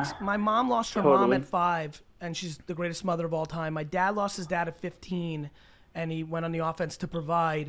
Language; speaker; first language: English; early bilingual, other home language; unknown